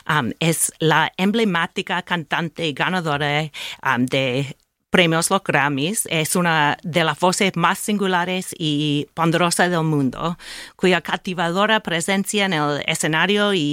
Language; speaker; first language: Spanish; non-native, learner; English